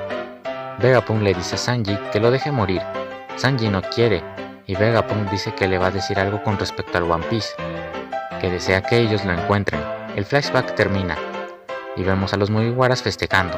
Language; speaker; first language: Spanish; native; Spanish